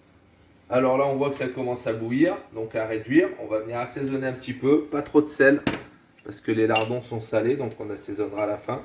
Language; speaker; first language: French; native; French